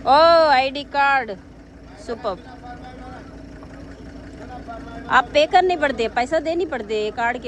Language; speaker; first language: Hindi; non-native, local second language; Telugu